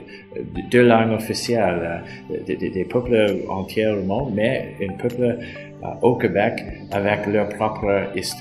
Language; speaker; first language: French; non-native, local second language; English